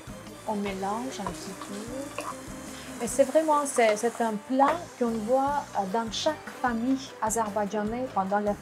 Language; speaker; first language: French; non-native, fluent; Azerbaijani